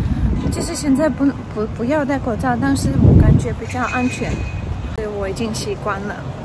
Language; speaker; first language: Chinese; non-native, fluent; Russian